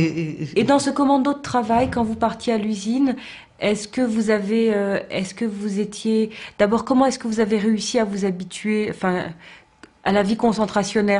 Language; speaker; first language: French; native; French